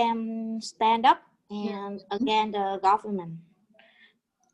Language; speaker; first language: English; non-native, learner; Vietnamese